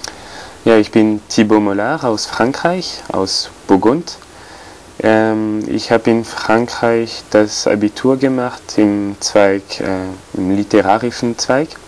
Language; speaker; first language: German; non-native, fluent; French